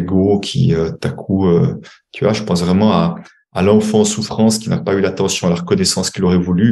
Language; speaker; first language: French; native; French